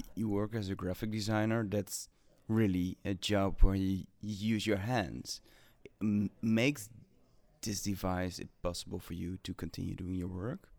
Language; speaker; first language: English; non-native, fluent; Dutch